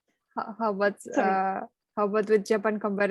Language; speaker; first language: English; non-native, learner; Indonesian